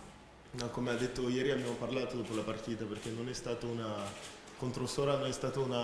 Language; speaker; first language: Italian; non-native, fluent; French